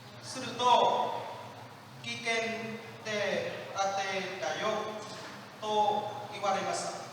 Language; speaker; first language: Japanese; non-native, learner; Vietnamese